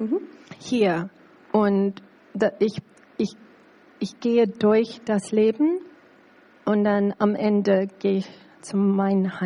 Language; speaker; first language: German; non-native, learner; English